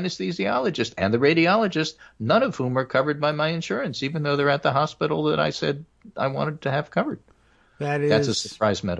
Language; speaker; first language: English; native; English